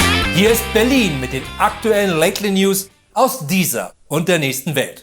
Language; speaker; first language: German; native; German